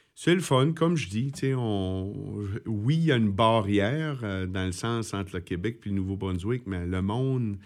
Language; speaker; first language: French; native; French